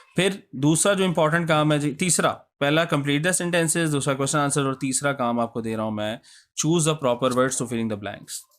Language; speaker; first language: Urdu; non-native, local second language; Punjabi